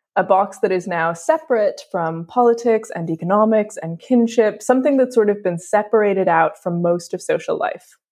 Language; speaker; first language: English; native; English